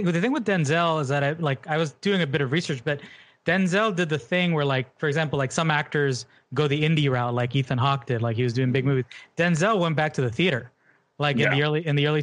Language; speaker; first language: English; native; English